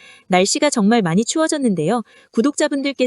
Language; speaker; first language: Korean; native; Korean